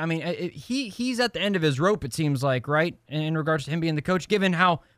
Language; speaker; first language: English; native; English